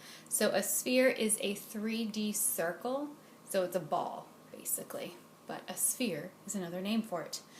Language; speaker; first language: English; native; English